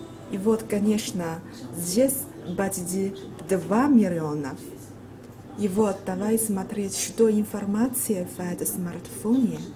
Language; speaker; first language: Russian; non-native, learner; Chinese